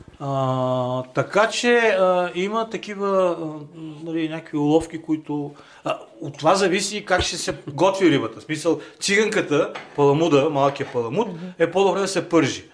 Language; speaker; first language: Bulgarian; native; Bulgarian